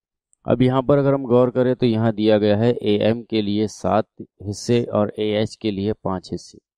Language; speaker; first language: Urdu; native; Urdu